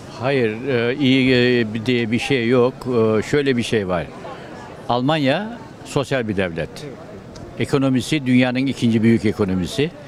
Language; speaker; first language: Turkish; native; Turkish